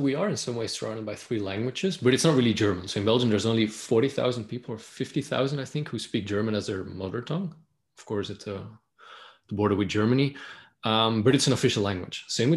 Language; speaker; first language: English; non-native, fluent; Dutch